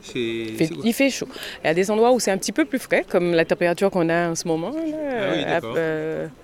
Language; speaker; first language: French; native; French